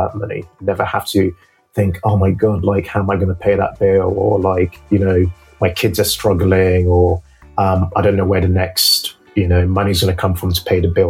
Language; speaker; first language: English; non-native, local second language; Yoruba